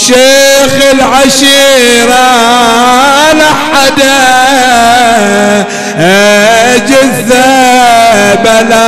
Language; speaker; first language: Arabic; native; Arabic